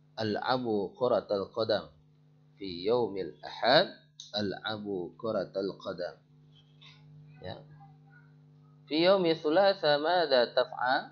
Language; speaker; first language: Arabic; non-native, fluent; Indonesian